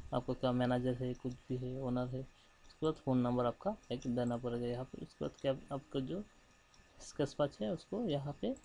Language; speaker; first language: Hindi; non-native, local second language; Bangla